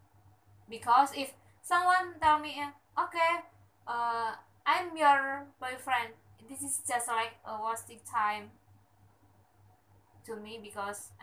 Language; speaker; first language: English; non-native, learner; Indonesian